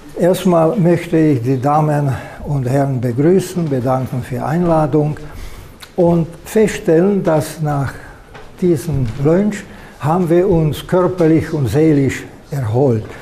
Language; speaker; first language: German; non-native, fluent; Slovak